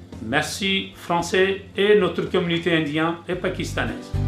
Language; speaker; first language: French; non-native, fluent; Urdu